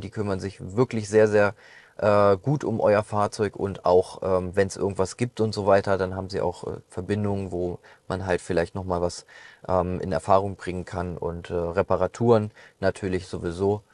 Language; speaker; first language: German; native; German